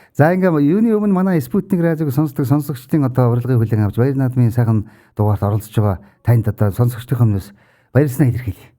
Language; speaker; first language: Mongolian; native; Mongolian